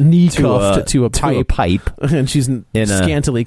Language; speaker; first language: English; native; English